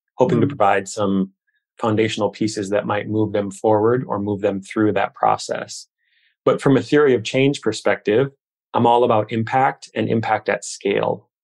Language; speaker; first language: English; native; English